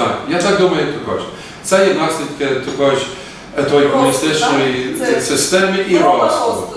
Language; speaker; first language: Ukrainian; early bilingual, heritage; Ukrainian